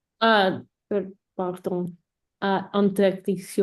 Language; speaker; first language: French; non-native, learner; English